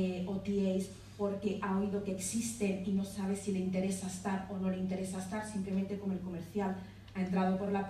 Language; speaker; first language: Spanish; native; Spanish